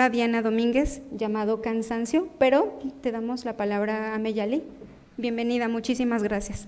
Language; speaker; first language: Spanish; native; Spanish